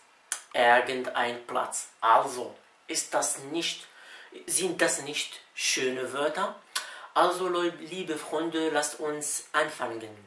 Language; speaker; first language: German; non-native, fluent; Arabic